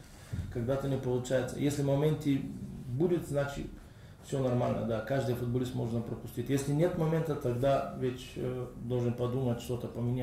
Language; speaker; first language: Russian; non-native, learner; Bulgarian